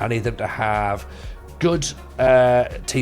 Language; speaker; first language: English; native; English